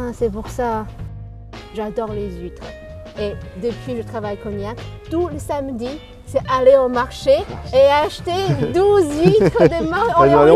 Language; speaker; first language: French; non-native, fluent; Chinese